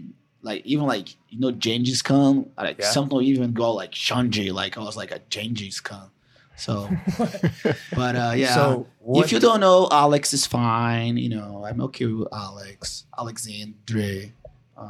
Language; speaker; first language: English; non-native, fluent; Portuguese